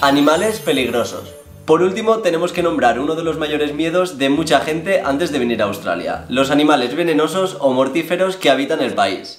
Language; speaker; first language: Spanish; native; Spanish